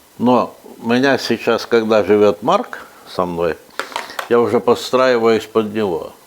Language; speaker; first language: Russian; native; Russian